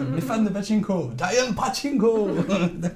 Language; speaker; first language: French; native; French